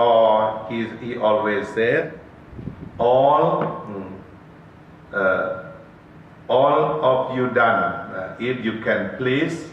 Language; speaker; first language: English; non-native, learner; Thai